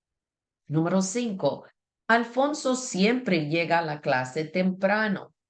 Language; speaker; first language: Spanish; non-native, fluent; English